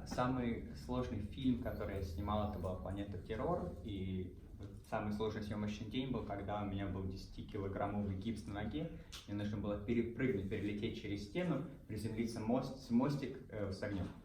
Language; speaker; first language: Russian; native; Russian